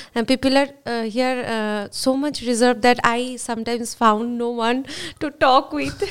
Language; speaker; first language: English; non-native, local second language; Bangla